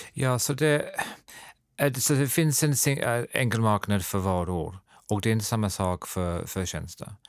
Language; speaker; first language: Swedish; non-native, fluent; English